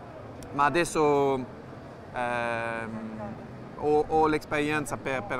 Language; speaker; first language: Italian; non-native, fluent; French